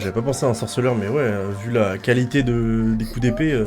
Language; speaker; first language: French; native; French